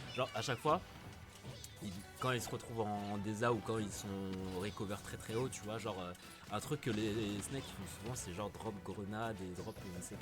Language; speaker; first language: French; native; French